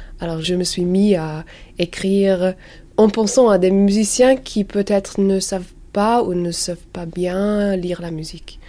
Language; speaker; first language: French; non-native, learner; English